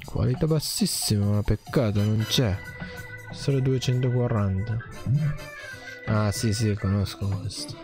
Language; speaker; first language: Italian; non-native, learner; Japanese